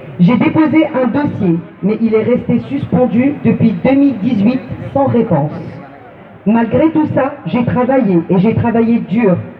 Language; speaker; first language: French; non-native, local second language; Arabic